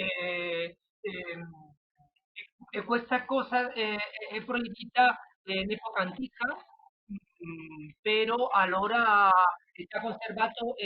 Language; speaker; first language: Italian; non-native, learner; Spanish